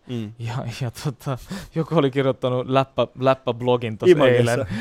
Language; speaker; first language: Finnish; non-native, fluent; Turkish